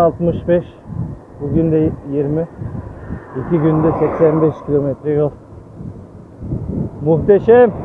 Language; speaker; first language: Turkish; early bilingual, heritage; Turkish